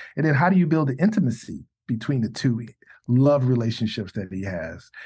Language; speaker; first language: English; native; English